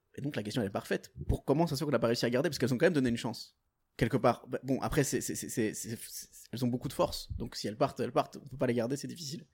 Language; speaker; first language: French; non-native, fluent; Portuguese